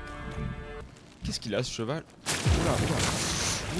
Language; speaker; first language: French; native; French